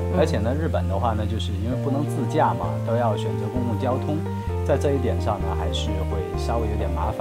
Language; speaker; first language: Chinese; native; Chinese